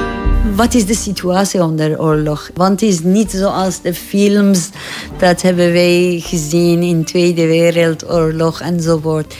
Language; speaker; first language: Dutch; non-native, fluent; Persian